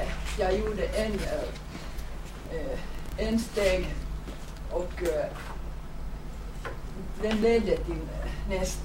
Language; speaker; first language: Swedish; non-native, fluent; Finnish